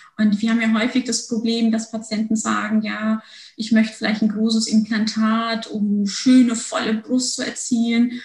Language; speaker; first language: German; early bilingual, other home language; Turkish